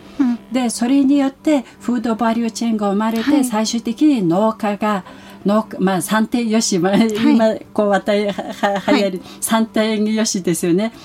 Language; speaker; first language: Japanese; non-native, fluent; Mongolian